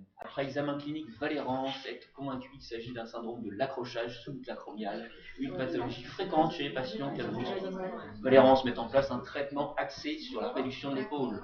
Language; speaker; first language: French; native; French